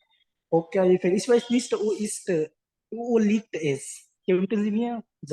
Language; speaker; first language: German; non-native, learner; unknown